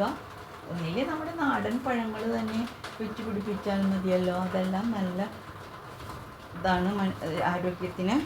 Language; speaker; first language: Malayalam; native; Malayalam